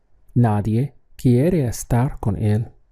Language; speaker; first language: Spanish; non-native, fluent; English